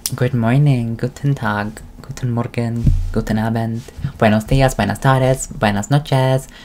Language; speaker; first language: Spanish; non-native, learner; English